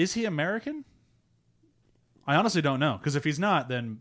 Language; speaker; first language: English; native; English